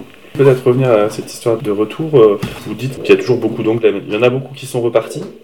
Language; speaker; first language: French; native; French